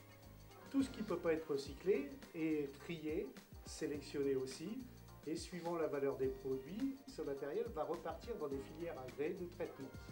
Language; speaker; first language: French; native; French